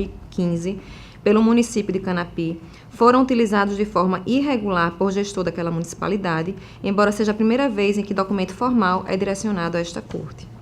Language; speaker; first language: Portuguese; native; Portuguese